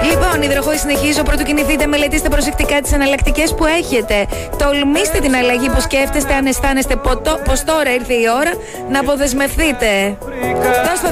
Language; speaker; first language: Greek; native; Greek